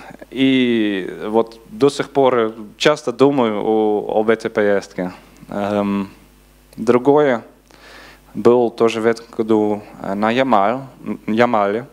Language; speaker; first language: Russian; non-native, learner; Dutch